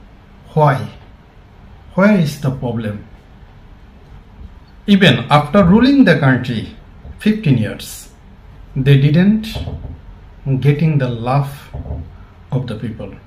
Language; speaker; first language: English; non-native, learner; Bangla